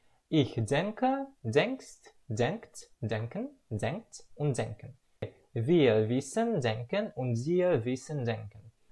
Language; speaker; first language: German; non-native, learner; Russian